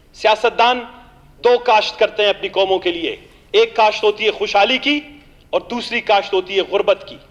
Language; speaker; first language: Urdu; non-native, local second language; Baluchi